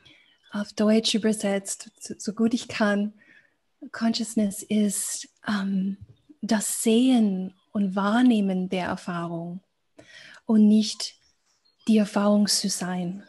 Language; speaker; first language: German; non-native, fluent; English